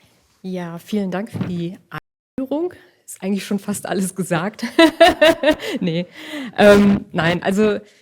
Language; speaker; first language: German; native; German